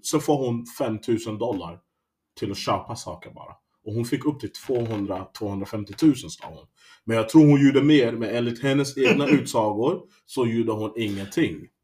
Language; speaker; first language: Swedish; native; Swedish